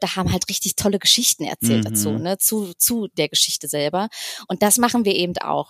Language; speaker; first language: German; native; German